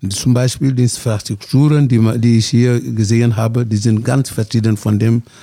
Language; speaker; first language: German; non-native, fluent; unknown